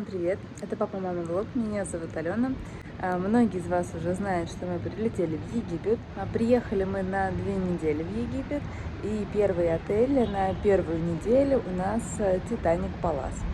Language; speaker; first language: Russian; native; Russian